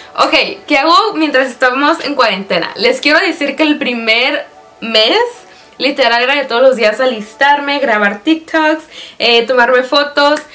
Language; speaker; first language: Spanish; native; Spanish